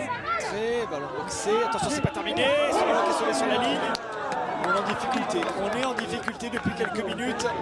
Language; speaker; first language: French; native; French